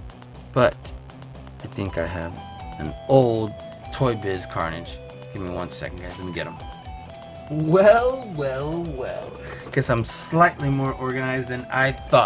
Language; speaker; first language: English; native; English